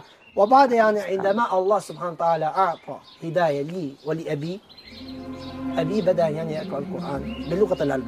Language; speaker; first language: Arabic; non-native, learner; Albanian